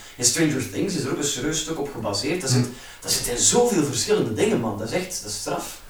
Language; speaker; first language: Dutch; native; Dutch